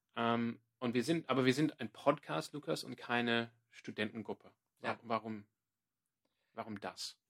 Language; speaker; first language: German; non-native, fluent; English